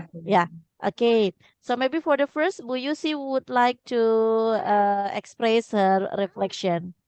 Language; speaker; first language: English; non-native, fluent; Indonesian